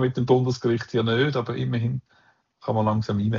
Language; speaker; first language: German; native; German